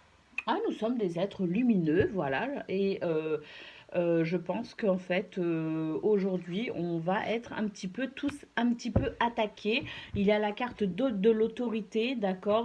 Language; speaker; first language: French; native; French